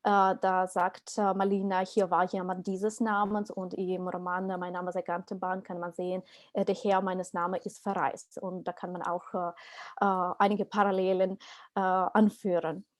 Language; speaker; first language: German; non-native, fluent; Ukrainian